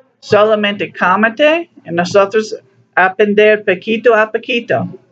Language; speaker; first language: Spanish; non-native, learner; English